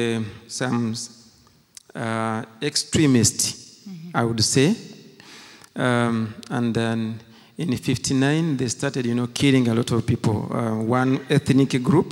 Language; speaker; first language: English; non-native, local second language; Kinyarwanda